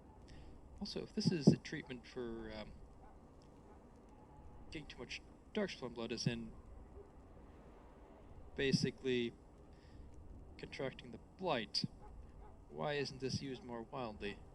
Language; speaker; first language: English; native; English